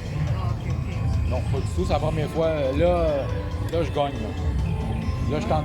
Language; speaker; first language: French; native; French